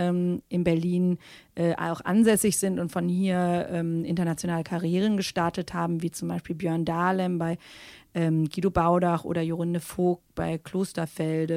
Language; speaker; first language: German; native; German